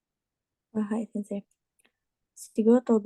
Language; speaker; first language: Japanese; non-native, learner; Indonesian